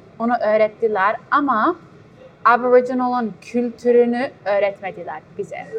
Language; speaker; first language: Turkish; early bilingual, heritage; Turkish